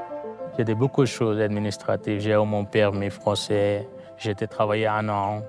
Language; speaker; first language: French; non-native, learner; Bangla